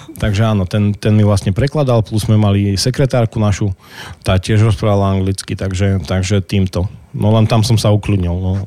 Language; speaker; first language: Slovak; native; Slovak